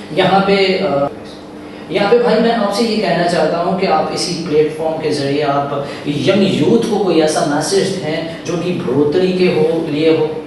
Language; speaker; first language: Urdu; native; Urdu